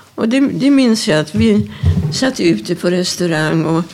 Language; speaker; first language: Swedish; early bilingual, other home language; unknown